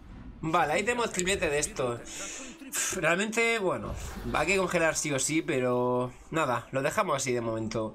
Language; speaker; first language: Spanish; native; Spanish